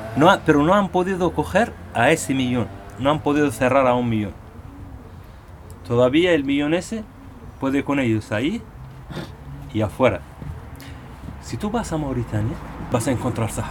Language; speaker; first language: Spanish; non-native, local second language; Arabic